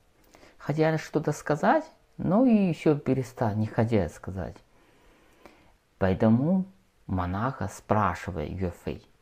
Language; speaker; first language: Russian; non-native, learner; Chinese